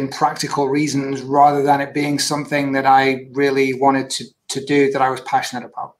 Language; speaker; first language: English; native; English